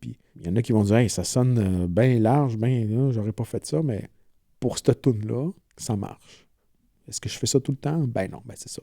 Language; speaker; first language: French; native; French